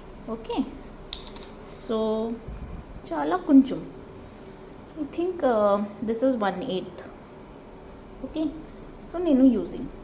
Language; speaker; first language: Telugu; non-native, learner; Marathi